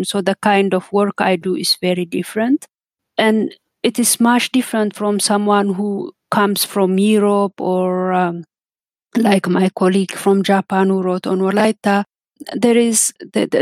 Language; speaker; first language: English; non-native, fluent; Amharic